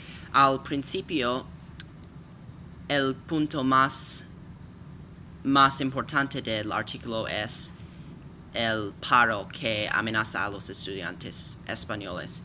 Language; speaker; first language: Spanish; non-native, fluent; English